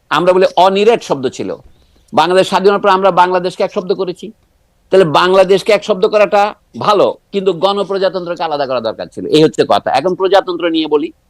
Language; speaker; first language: Bangla; native; Bangla